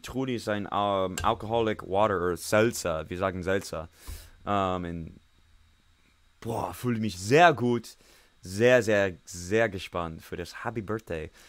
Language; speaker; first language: German; non-native, learner; English